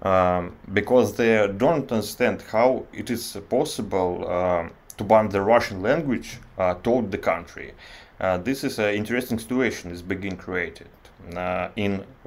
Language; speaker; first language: English; non-native, learner; Russian